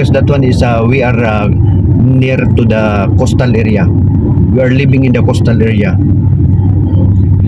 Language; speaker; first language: English; non-native, learner; Filipino